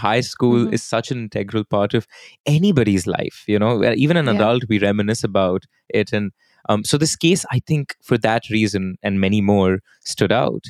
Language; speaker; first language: English; non-native, local second language; Hindi